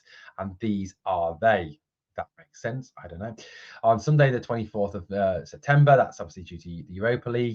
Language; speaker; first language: English; native; English